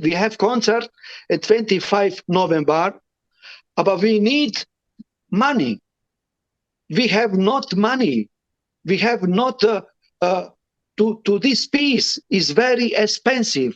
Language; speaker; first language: English; non-native, learner; Romany